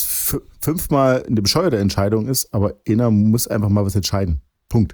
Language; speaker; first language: German; native; German